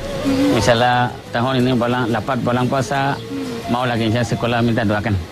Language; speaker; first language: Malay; non-native, learner; Rohingya